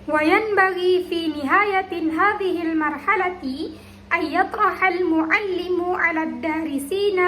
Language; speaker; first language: Arabic; non-native, learner; Indonesian